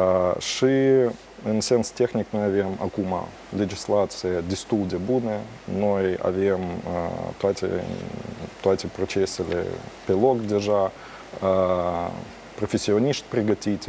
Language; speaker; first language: Romanian; non-native, local second language; Russian